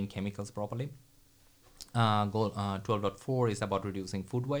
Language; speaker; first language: English; non-native, local second language; Bangla